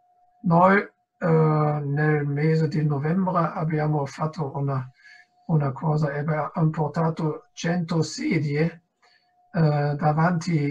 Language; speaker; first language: Italian; non-native, fluent; German